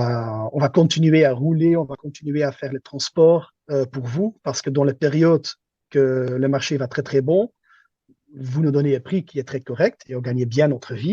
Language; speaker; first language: French; non-native, local second language; Dutch